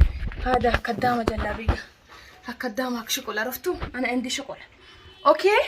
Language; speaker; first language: Arabic; non-native, learner; Amharic